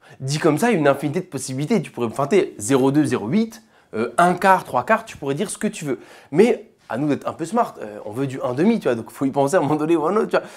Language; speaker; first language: French; native; French